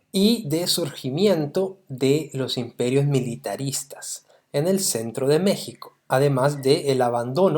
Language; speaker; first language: Spanish; native; Spanish